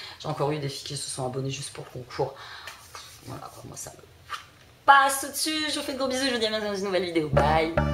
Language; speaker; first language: French; early bilingual, other home language; Portuguese